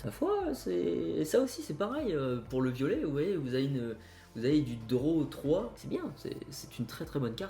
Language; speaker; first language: French; native; French